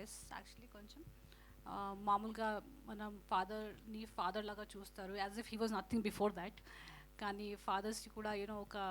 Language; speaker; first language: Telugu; non-native, learner; Hindi